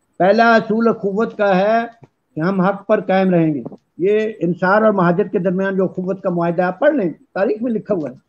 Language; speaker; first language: Urdu; non-native, local second language; Punjabi